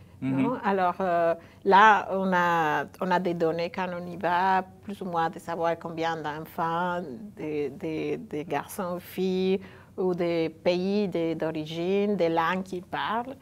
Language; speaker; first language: French; non-native, fluent; Spanish